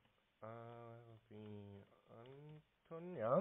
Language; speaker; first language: German; native; German